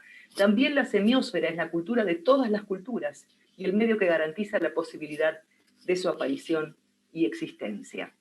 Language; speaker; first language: Spanish; native; Spanish